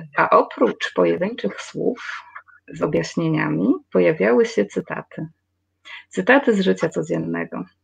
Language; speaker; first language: Polish; native; Polish